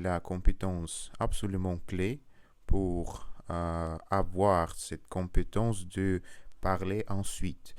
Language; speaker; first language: French; non-native, learner; Russian